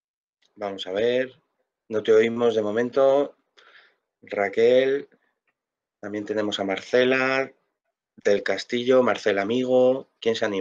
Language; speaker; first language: Spanish; native; Spanish